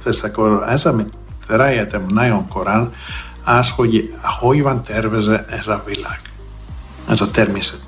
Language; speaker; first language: Hungarian; non-native, learner; Greek